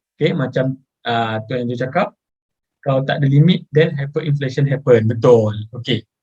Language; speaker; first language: Malay; native; Malay